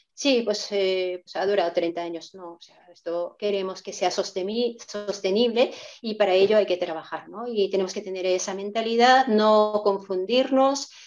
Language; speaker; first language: Spanish; non-native, fluent; Japanese